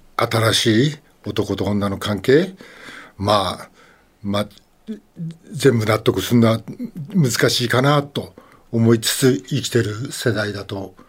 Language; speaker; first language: Japanese; native; Japanese